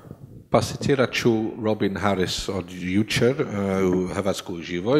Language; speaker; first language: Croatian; non-native, learner; English